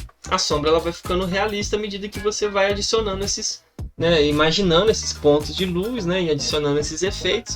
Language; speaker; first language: Portuguese; native; Portuguese